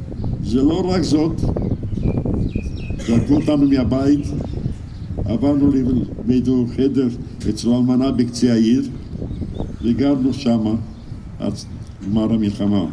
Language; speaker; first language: Hebrew; non-native, fluent; Romanian